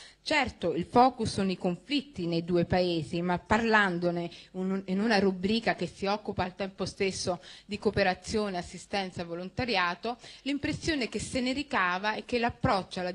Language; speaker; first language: Italian; early bilingual, other home language; Somali